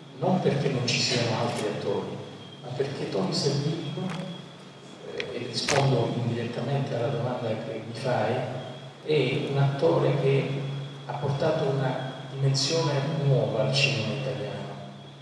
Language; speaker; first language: Italian; native; Italian